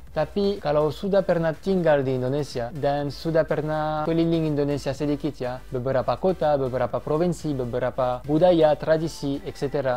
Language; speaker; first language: Indonesian; non-native, fluent; French